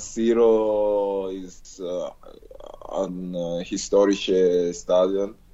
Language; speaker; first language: German; non-native, learner; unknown